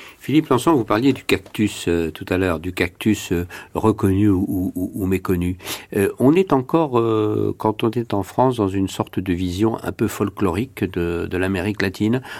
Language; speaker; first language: French; native; French